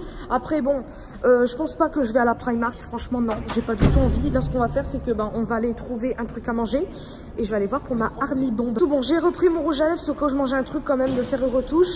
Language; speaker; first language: French; native; French